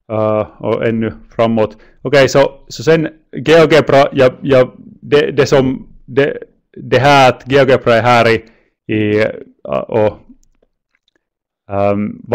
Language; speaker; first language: Swedish; non-native, local second language; Finnish